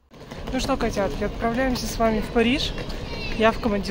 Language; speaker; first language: Russian; native; Russian